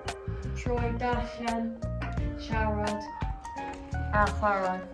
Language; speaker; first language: Welsh; non-native, learner; Spanish